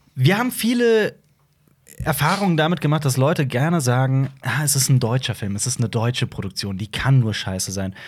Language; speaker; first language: German; early bilingual, other home language; Turkish